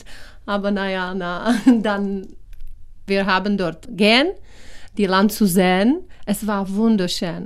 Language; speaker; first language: German; non-native, learner; Czech